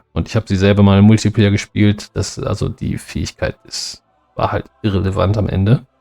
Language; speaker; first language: German; native; German